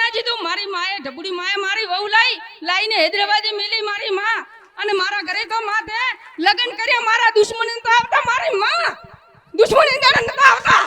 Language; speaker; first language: Gujarati; native; Gujarati